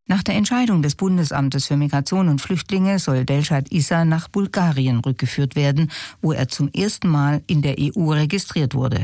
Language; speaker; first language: German; native; German